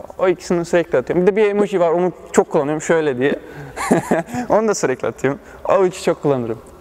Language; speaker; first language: Turkish; early bilingual, other home language; Bosnian